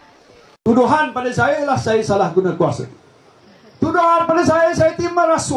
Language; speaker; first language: Malay; native; Malay